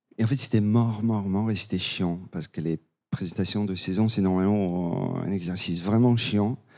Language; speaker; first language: French; non-native, fluent; Bulgarian